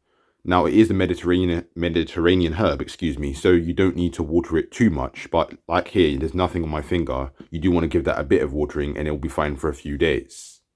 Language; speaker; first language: English; native; English